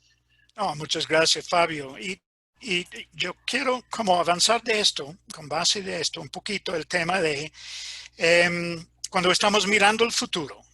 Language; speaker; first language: Spanish; non-native, fluent; English